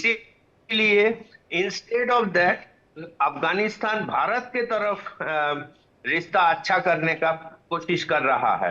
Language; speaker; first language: Hindi; non-native, local second language; Bangla